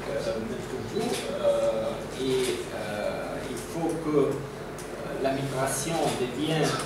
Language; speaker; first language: French; non-native, fluent; Italian